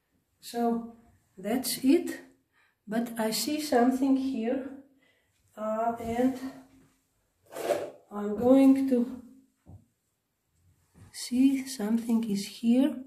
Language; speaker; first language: English; non-native, learner; Slovenian